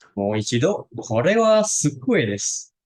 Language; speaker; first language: Japanese; non-native, fluent; Indonesian